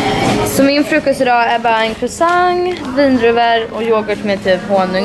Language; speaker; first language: Swedish; native; Swedish